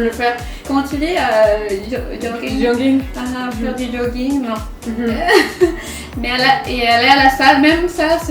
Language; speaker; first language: French; non-native, fluent; Spanish